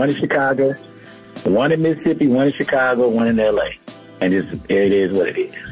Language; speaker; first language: English; native; English